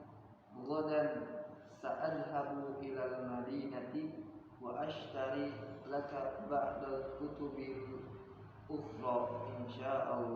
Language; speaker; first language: Arabic; non-native, learner; Indonesian